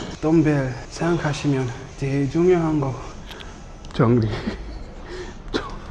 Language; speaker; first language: Korean; non-native, learner; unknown